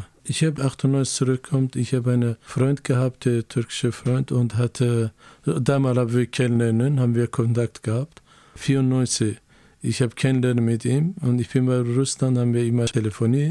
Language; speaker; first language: German; non-native, learner; Azerbaijani